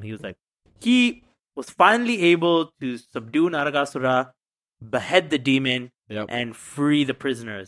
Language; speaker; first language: English; early bilingual, other home language; Tamil